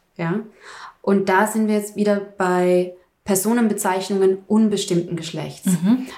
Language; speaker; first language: German; native; German